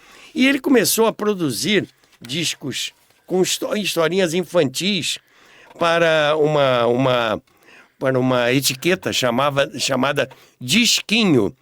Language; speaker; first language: Portuguese; native; Portuguese